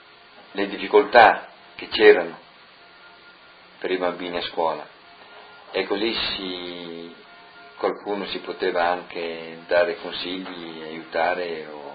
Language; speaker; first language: Italian; non-native, local second language; Friulian